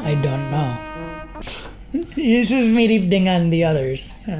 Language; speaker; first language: English; native; English